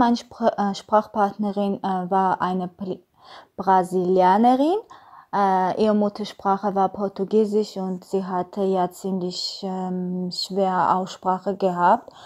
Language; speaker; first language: German; non-native, learner; Armenian